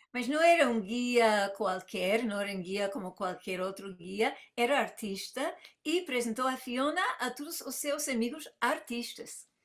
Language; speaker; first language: Portuguese; non-native, fluent; English